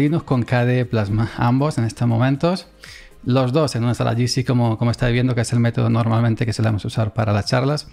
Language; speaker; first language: Spanish; native; Spanish